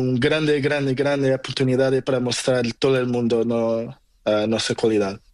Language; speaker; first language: Spanish; non-native, learner; Portuguese